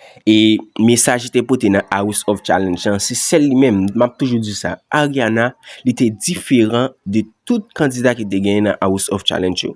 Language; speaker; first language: French; non-native, learner; Haitian Creole